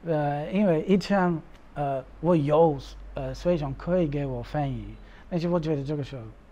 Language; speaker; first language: Chinese; non-native, learner; Dutch